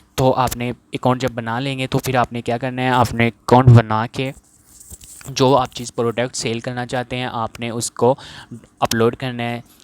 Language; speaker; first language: Urdu; non-native, local second language; Punjabi